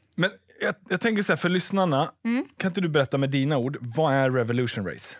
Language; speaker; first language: Swedish; native; Swedish